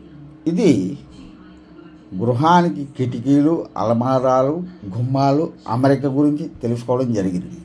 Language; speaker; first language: Telugu; native; Telugu